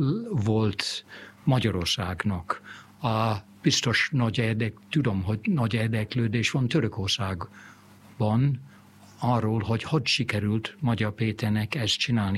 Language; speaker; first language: Hungarian; non-native, fluent; English